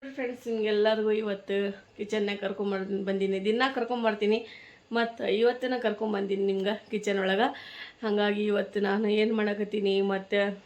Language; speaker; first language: Kannada; native; Kannada